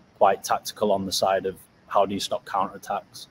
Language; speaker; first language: English; native; English